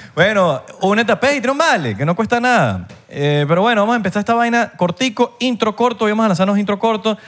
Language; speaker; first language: Spanish; native; Spanish